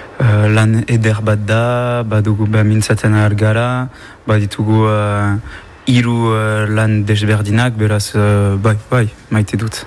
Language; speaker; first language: Basque; non-native, local second language; French